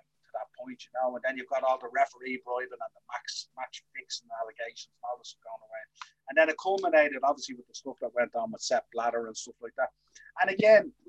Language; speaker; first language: English; native; English